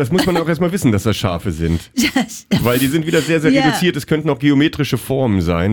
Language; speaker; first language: German; native; German